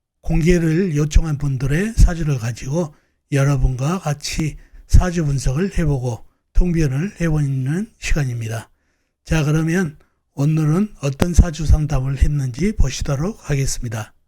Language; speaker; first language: Korean; native; Korean